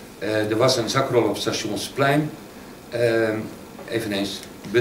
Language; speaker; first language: Dutch; native; Dutch